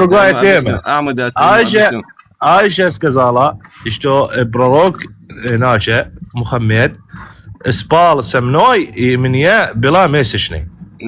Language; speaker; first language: Russian; non-native, learner; Arabic